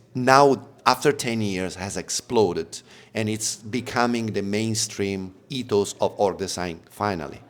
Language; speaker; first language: English; non-native, fluent; Italian